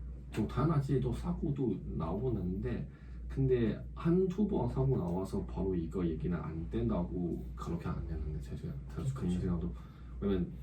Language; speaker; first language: Korean; non-native, learner; Chinese